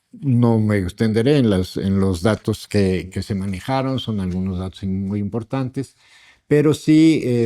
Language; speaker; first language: Spanish; native; Spanish